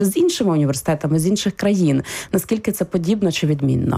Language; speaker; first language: Ukrainian; native; Ukrainian